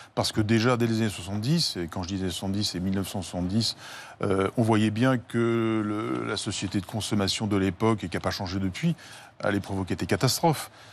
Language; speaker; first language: French; native; French